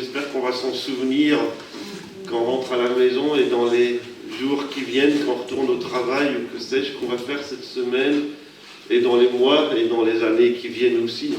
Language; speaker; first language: French; native; French